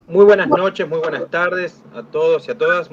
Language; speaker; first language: Spanish; native; Spanish